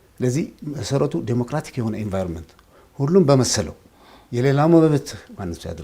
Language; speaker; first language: Amharic; non-native, local second language; Tigrinya